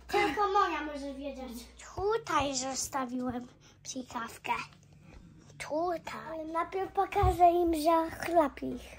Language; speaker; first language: Polish; early bilingual, heritage; Polish